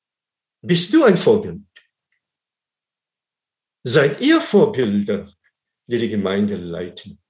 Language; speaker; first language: German; non-native, fluent; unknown